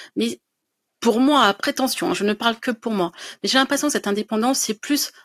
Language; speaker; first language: French; native; French